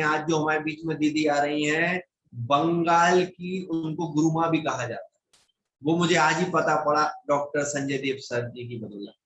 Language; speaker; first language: Hindi; native; Hindi